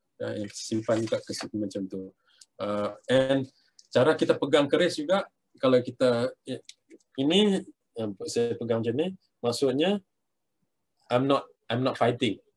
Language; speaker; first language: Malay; native; Malay